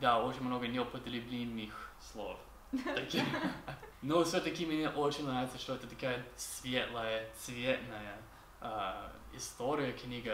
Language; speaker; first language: Russian; non-native, learner; English